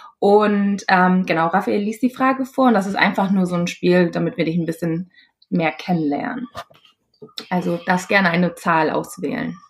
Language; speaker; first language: German; native; German